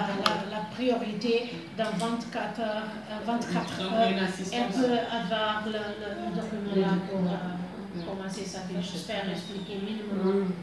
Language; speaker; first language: French; non-native, fluent; Portuguese